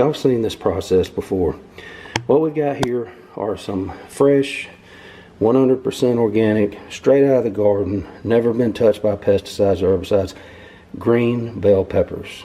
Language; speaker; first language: English; native; English